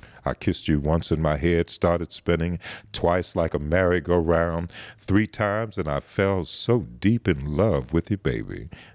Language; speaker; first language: English; native; English